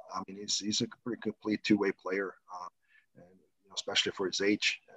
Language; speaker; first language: English; non-native, fluent; Swedish